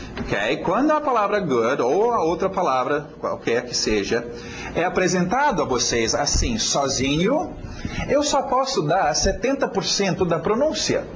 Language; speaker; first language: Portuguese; non-native, fluent; English